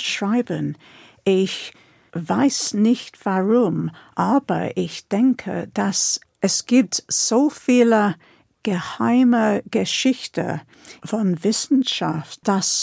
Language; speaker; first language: German; non-native, fluent; English